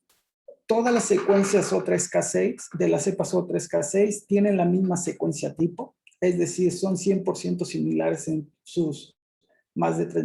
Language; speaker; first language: Spanish; native; Spanish